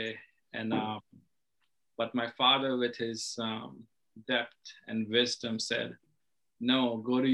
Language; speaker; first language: English; non-native, local second language; Hindi